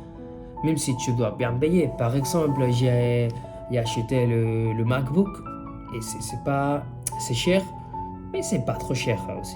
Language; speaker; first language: French; non-native, fluent; Spanish